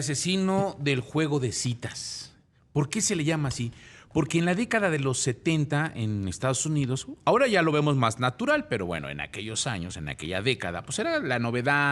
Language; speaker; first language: Spanish; native; Spanish